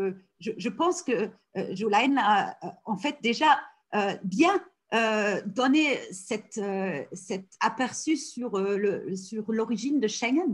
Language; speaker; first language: French; non-native, fluent; German